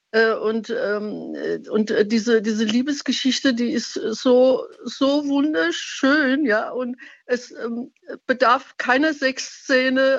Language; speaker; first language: German; non-native, fluent; Persian